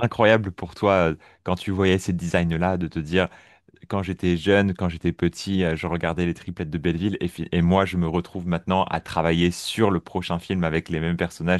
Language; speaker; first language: French; native; French